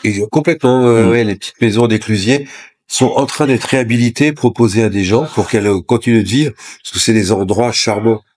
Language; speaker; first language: French; native; French